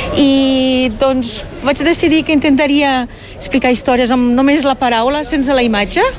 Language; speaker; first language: Catalan; non-native, fluent; German